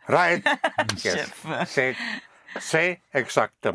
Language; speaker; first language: French; non-native, fluent; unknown